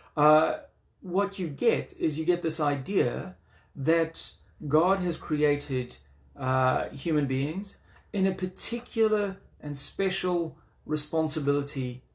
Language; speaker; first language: English; native; English